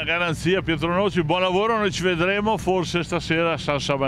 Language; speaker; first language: Italian; native; Italian